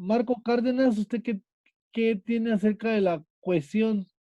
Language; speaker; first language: Spanish; native; Spanish